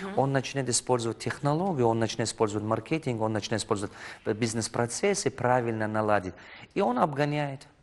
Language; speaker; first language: Russian; non-native, fluent; Tajik